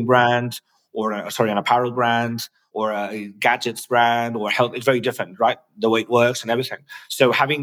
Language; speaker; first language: English; non-native, fluent; Spanish